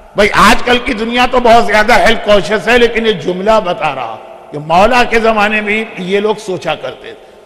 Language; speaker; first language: Urdu; native; Urdu